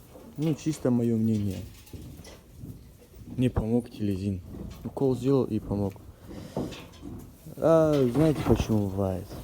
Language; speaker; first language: Russian; non-native, local second language; Ossetic